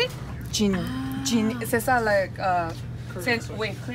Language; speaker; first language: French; non-native, learner; Korean